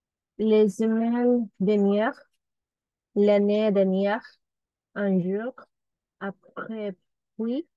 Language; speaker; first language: French; non-native, learner; Spanish